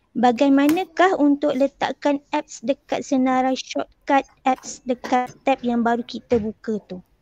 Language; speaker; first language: Malay; native; Malay